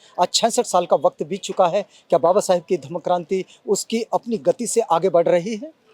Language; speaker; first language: Hindi; native; Hindi